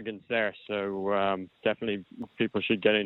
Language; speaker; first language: English; native; English